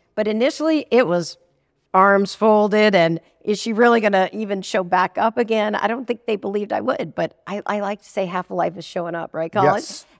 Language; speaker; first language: English; native; English